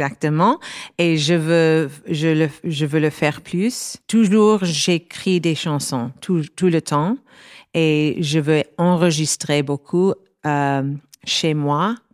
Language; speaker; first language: French; non-native, learner; English